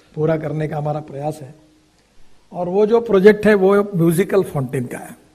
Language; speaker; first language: Hindi; non-native, local second language; Marathi